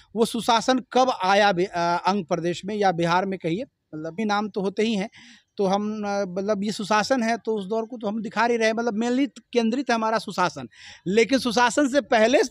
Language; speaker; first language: Hindi; native; Hindi